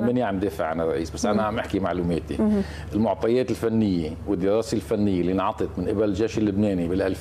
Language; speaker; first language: Arabic; native; Arabic